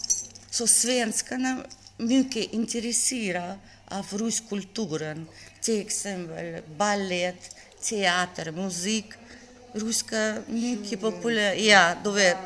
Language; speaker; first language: Swedish; non-native, learner; Russian